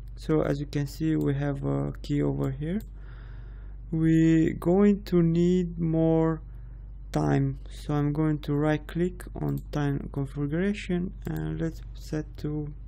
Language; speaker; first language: English; non-native, fluent; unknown